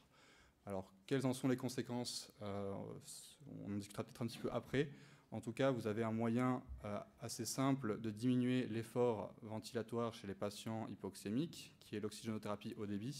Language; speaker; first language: French; native; French